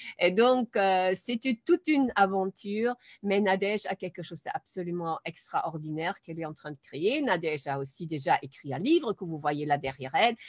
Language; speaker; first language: French; non-native, fluent; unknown